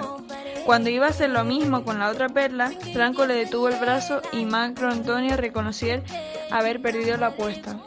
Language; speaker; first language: Spanish; native; Spanish